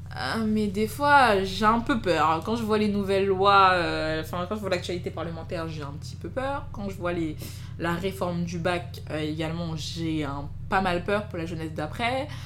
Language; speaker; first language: French; native; French